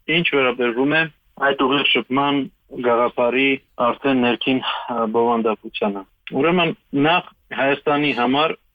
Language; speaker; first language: Armenian; native; Armenian